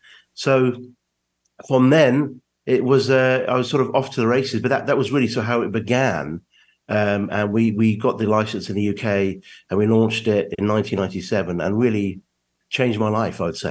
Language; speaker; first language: English; native; English